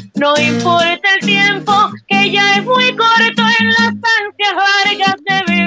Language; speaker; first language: Spanish; native; Spanish